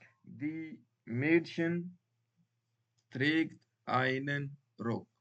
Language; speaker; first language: German; non-native, learner; Baluchi